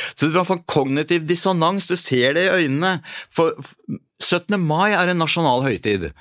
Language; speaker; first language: Norwegian; early bilingual, other home language; Hungarian